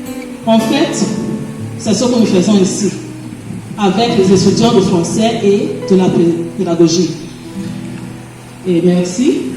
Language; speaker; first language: French; non-native, fluent; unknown